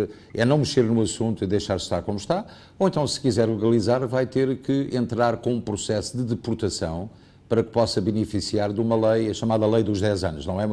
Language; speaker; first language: Portuguese; native; Portuguese